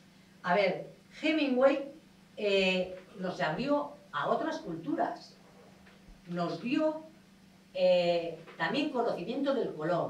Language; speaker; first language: Spanish; native; Spanish